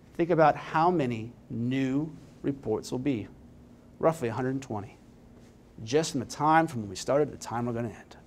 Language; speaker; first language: English; native; English